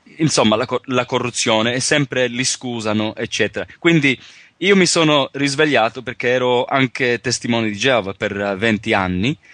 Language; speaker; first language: Italian; early bilingual, heritage; Italian